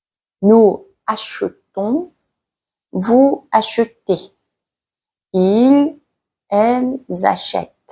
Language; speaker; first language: French; non-native, fluent; Mongolian